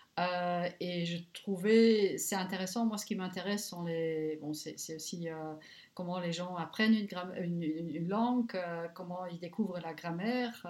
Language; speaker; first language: French; non-native, local second language; Luxembourgish